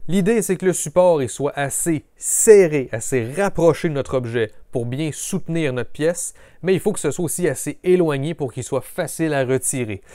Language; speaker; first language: French; native; French